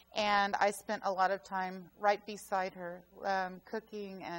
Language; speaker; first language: English; native; English